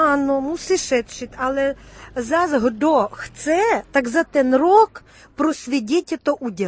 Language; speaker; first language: Czech; early bilingual, heritage; Czech